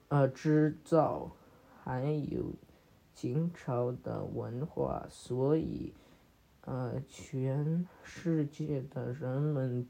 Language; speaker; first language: Chinese; early bilingual, heritage; Chinese